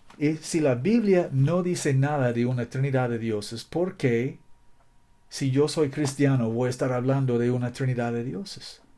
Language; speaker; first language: Spanish; non-native, fluent; English